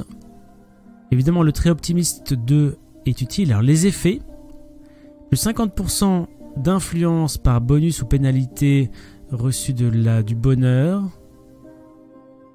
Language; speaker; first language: French; native; French